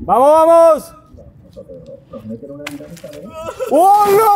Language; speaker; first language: Spanish; native; Spanish